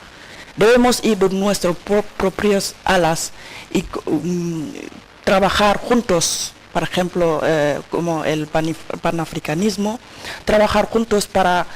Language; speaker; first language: Spanish; non-native, learner; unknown